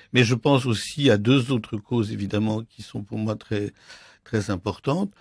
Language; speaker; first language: French; native; French